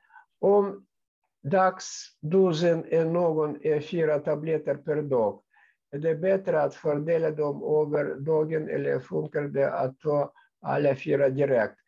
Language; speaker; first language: Swedish; non-native, fluent; Russian